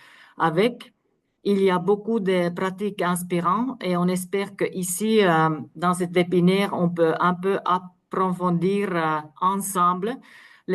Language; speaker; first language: French; non-native, fluent; Finnish